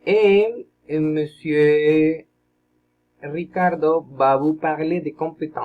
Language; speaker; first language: French; non-native, learner; Spanish